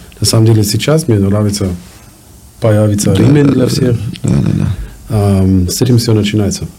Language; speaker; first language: Russian; non-native, learner; German